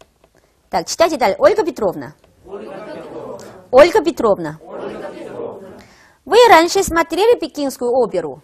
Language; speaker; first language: Russian; non-native, fluent; Chinese